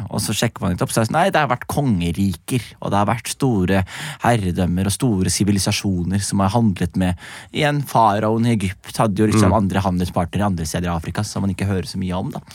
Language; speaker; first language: Norwegian; early bilingual, other home language; Somali